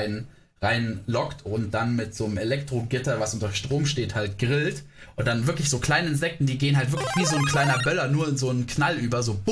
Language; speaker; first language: German; native; German